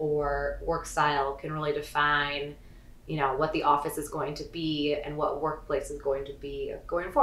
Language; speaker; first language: English; native; English